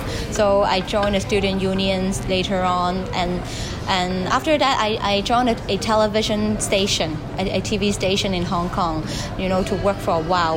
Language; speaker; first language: English; non-native, local second language; Cantonese